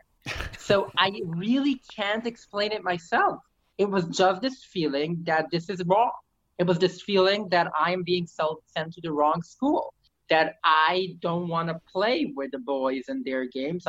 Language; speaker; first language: English; early bilingual, other home language; Yiddish